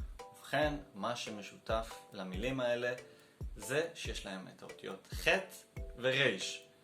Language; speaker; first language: Hebrew; native; Hebrew